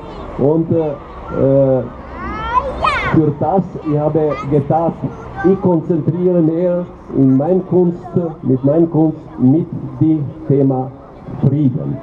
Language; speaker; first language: German; non-native, learner; Albanian